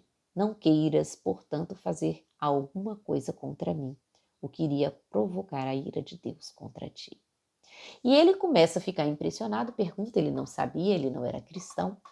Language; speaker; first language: Portuguese; native; Portuguese